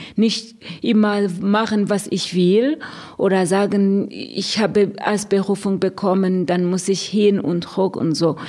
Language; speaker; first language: German; non-native, fluent; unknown